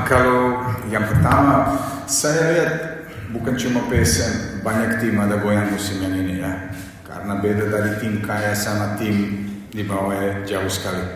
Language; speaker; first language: Indonesian; non-native, fluent; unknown